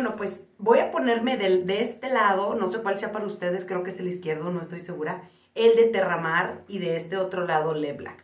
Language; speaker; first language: Spanish; native; Spanish